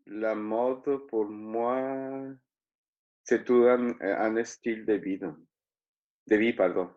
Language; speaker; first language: French; non-native, fluent; Spanish